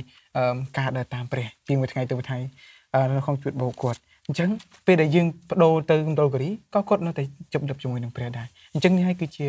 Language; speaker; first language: Khmer; native; Khmer